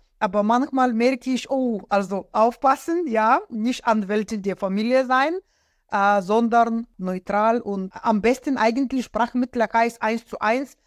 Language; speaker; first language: German; non-native, fluent; Bulgarian